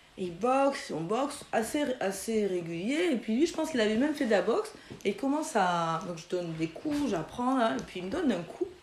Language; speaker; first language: French; native; French